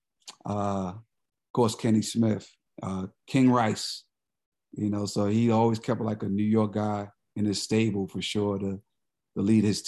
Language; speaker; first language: English; native; English